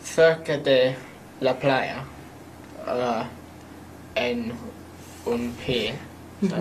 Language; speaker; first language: Spanish; non-native, learner; English